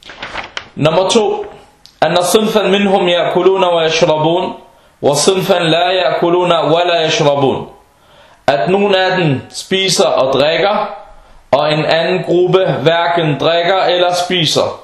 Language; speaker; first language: Danish; non-native, fluent; Arabic